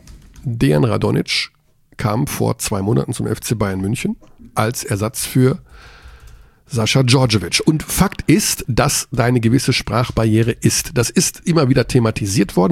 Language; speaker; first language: German; native; German